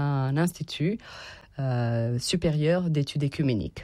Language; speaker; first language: French; non-native, fluent; Serbian